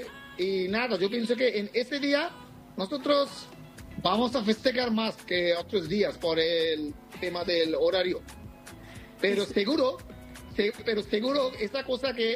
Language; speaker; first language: Spanish; non-native, fluent; Bangla